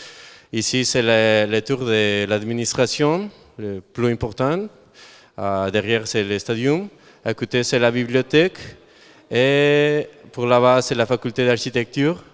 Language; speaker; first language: French; non-native, learner; Spanish